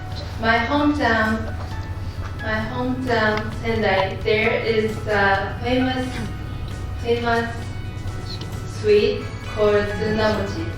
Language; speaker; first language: English; non-native, learner; Japanese